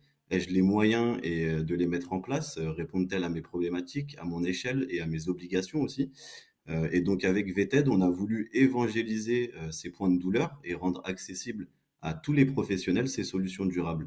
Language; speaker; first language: French; native; French